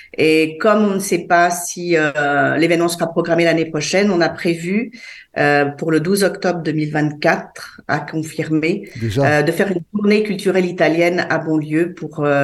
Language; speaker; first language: French; early bilingual, other home language; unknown